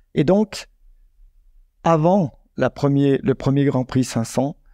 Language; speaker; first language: French; native; French